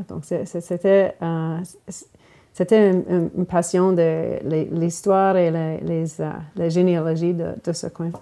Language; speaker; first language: French; non-native, local second language; English